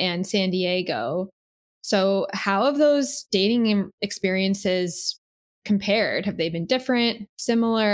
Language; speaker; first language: English; native; English